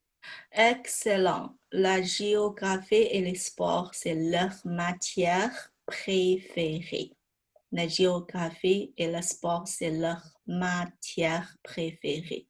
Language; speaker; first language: French; non-native, fluent; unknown